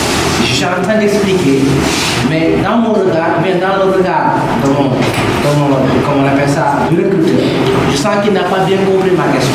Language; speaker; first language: French; non-native, local second language; Wolof